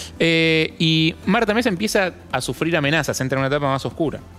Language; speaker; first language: Spanish; native; Spanish